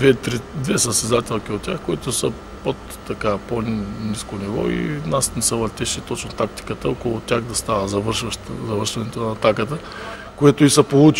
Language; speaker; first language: Bulgarian; native; Bulgarian